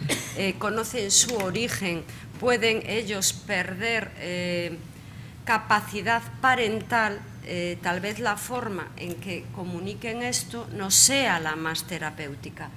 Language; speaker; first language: Spanish; native; Spanish